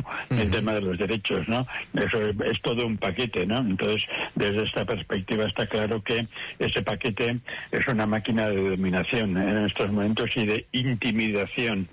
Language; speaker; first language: Spanish; native; Spanish